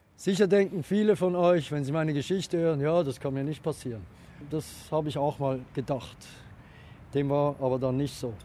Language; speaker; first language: German; native; German